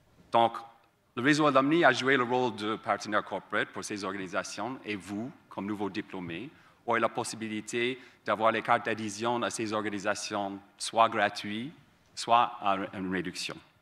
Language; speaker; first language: French; non-native, fluent; English